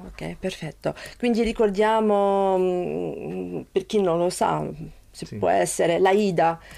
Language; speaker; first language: Italian; non-native, fluent; Arabic